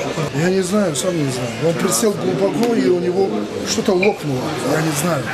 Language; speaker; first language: Russian; non-native, learner; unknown